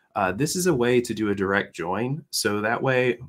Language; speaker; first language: English; native; English